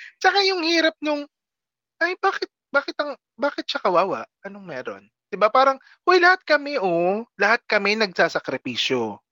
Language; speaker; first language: Filipino; native; Filipino